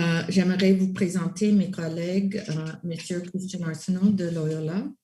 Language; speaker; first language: French; non-native, local second language; English